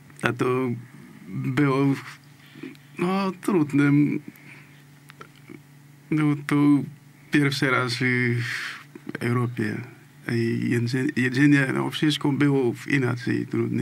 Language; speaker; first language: Polish; non-native, learner; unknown